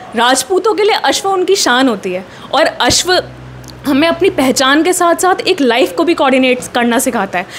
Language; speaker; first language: Hindi; native; Hindi